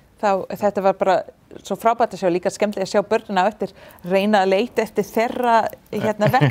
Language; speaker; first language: Icelandic; non-native, fluent; English